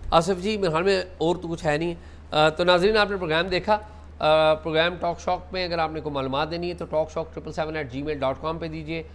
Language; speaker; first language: Urdu; native; Urdu